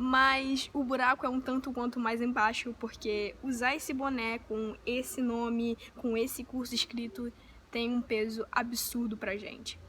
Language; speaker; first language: Portuguese; native; Portuguese